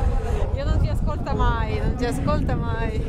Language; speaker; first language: Italian; non-native, learner; Russian